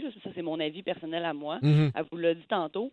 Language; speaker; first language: French; native; French